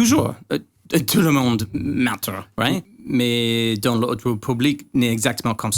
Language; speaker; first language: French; non-native, learner; English